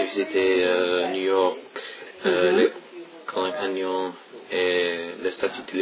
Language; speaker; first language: French; non-native, learner; English